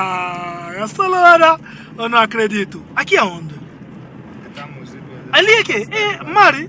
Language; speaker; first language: Portuguese; non-native, learner; Lingala